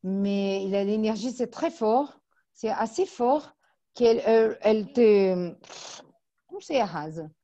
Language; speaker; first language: French; non-native, fluent; Portuguese